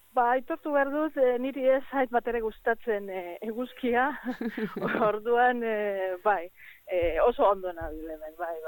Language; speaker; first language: Basque; non-native, learner; Spanish